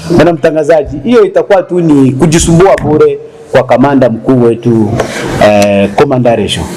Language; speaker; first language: Swahili; native; Swahili